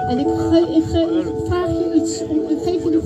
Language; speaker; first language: Dutch; non-native, local second language; Papiamento